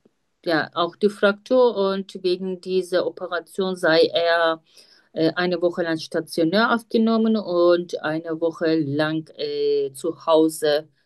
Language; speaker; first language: German; non-native, fluent; Turkish